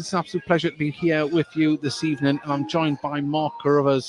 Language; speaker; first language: English; native; English